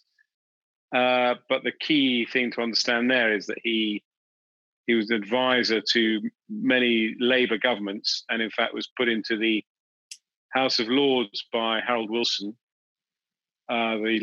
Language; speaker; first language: English; native; English